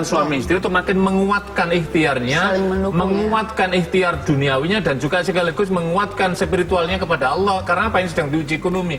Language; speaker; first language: Indonesian; native; Indonesian